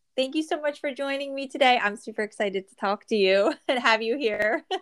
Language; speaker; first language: English; native; English